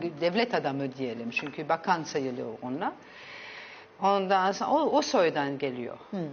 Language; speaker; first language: Turkish; early bilingual, heritage; Turkish